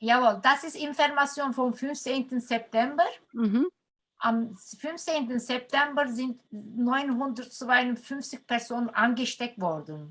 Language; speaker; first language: German; non-native, fluent; Turkish